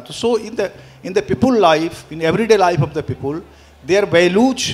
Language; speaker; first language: Hindi; native; Hindi